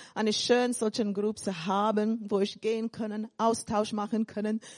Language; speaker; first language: German; non-native, fluent; English